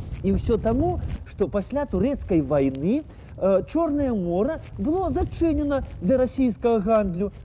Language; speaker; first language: Belarusian; native; Belarusian